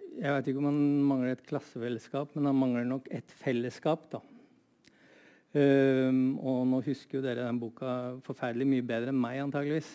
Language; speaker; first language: Norwegian; native; Norwegian